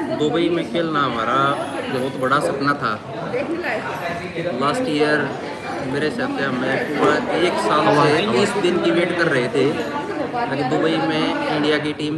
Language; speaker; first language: Hindi; native; Hindi